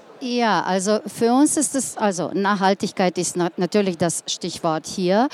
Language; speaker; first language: German; non-native, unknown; Slovenian